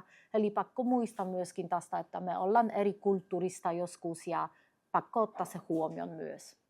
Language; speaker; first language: Finnish; non-native, fluent; Polish